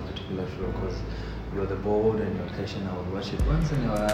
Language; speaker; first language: English; non-native, local second language; Tswana